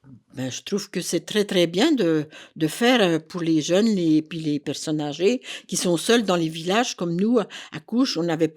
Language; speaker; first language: French; native; French